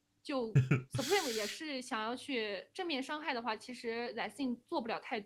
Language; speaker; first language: Chinese; native; Chinese